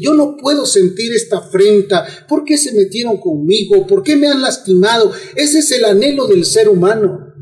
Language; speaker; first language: Spanish; native; Spanish